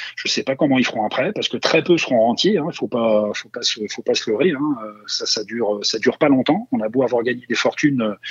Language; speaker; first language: French; native; French